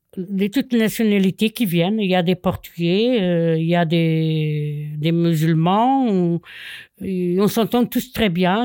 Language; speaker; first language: French; non-native, fluent; Portuguese